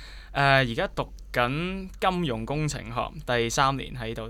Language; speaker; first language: Chinese; native; Chinese